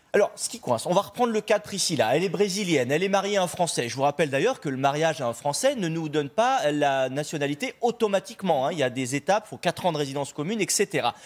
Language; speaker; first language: French; native; French